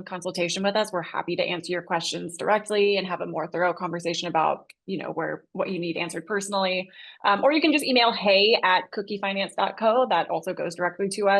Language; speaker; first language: English; native; English